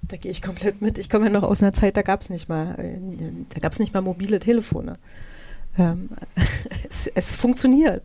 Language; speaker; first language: German; native; German